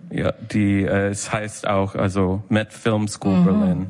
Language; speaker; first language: German; non-native, learner; English